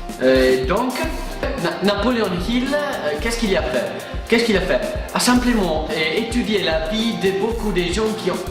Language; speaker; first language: French; non-native, fluent; Italian